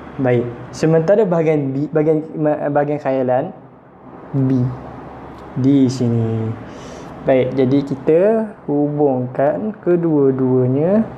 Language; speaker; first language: Malay; native; Malay